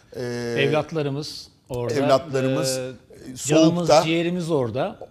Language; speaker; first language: Turkish; native; Turkish